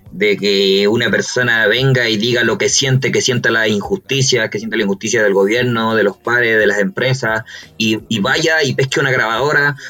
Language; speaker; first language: Spanish; native; Spanish